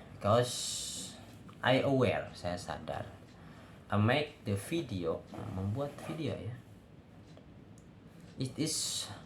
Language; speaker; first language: English; non-native, learner; Indonesian